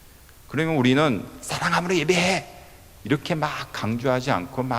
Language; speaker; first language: Korean; native; Korean